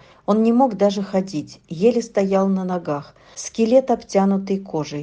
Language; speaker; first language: Russian; native; Russian